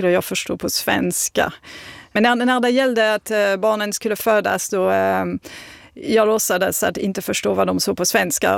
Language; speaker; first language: Swedish; non-native, fluent; French